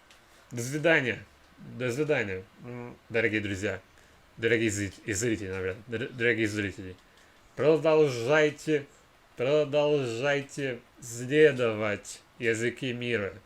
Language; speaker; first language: Russian; non-native, learner; Portuguese